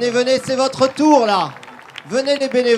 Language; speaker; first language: French; native; French